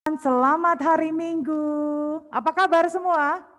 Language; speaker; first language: Indonesian; native; Indonesian